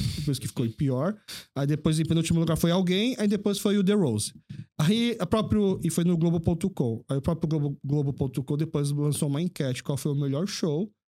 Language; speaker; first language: Portuguese; early bilingual, other home language; Korean